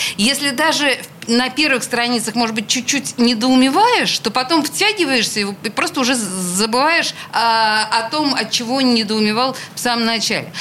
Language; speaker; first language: Russian; native; Russian